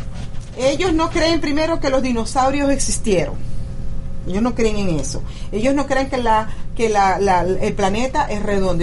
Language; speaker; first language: Spanish; native; Spanish